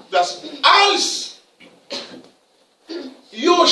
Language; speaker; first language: German; non-native, learner; Romanian